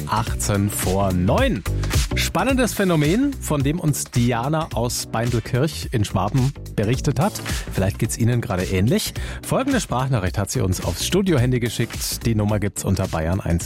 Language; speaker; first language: German; native; German